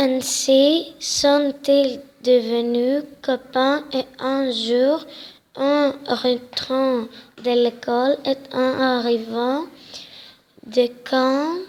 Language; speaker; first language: French; non-native, learner; Greek